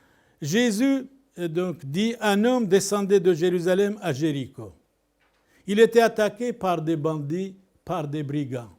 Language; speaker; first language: French; non-native, local second language; Arabic